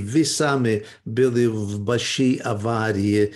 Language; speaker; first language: Russian; early bilingual, heritage; Russian